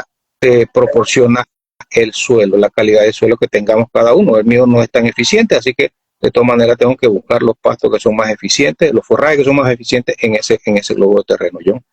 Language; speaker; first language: Spanish; native; Spanish